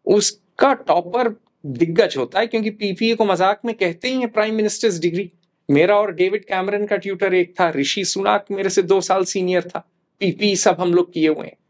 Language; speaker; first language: Hindi; native; Hindi